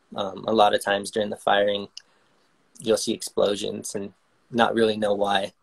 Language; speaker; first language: English; native; English